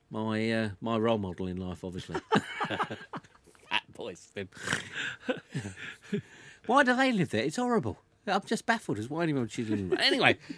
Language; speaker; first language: English; native; English